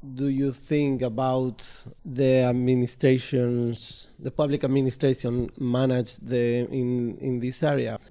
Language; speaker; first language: English; non-native, learner; Spanish